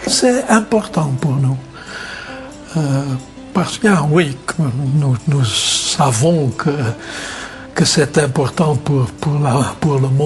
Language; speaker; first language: French; non-native, learner; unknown